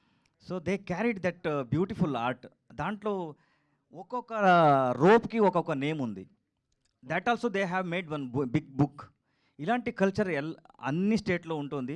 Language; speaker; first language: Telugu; non-native, learner; Kannada